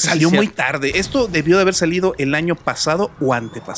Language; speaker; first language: Spanish; native; Spanish